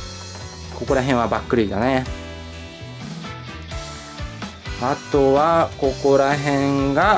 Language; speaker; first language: Japanese; native; Japanese